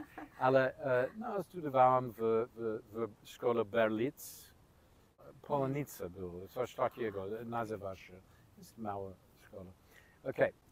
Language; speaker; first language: Polish; non-native, learner; English